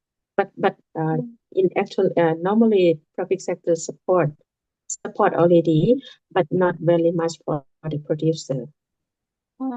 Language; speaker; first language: English; non-native, learner; Lao